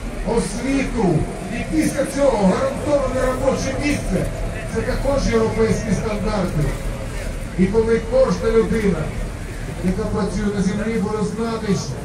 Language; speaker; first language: Ukrainian; non-native, local second language; Russian